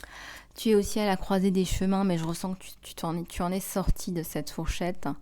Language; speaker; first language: French; native; French